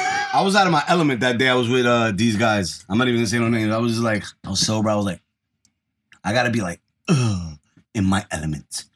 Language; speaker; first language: English; early bilingual, other home language; Spanish